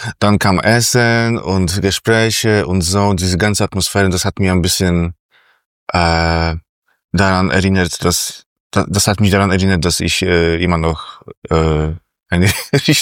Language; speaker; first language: German; non-native, fluent; Polish